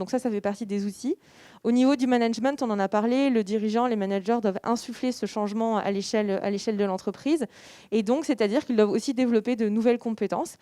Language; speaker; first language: French; native; French